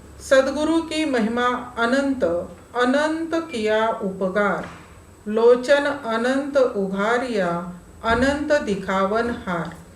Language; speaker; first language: Hindi; non-native, local second language; Marathi